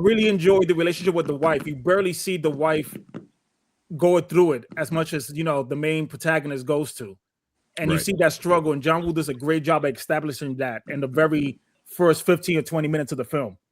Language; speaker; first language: English; native; English